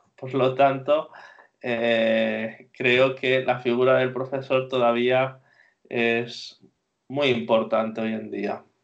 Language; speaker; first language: Spanish; native; Spanish